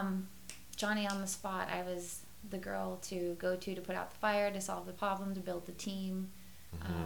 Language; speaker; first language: English; native; English